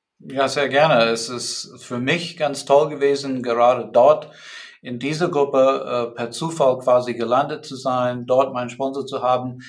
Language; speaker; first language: German; non-native, fluent; English